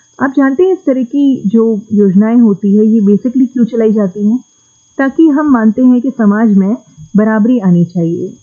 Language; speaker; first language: Hindi; native; Hindi